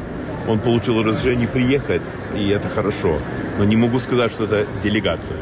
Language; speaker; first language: Russian; non-native, fluent; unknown